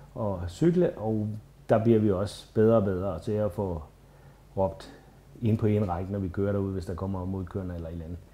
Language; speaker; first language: Danish; native; Danish